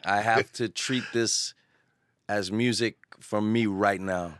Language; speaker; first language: English; native; English